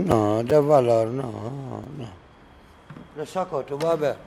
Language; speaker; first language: Spanish; non-native, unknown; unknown